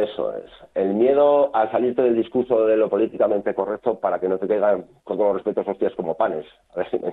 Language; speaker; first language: Spanish; native; Spanish